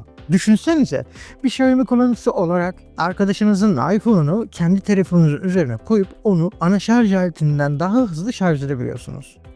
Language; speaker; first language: Turkish; native; Turkish